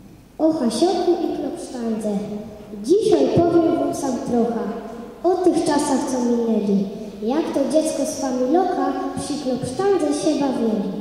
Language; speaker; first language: Polish; native; Polish